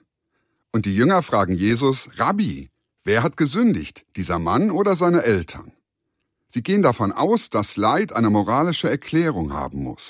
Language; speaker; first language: German; native; German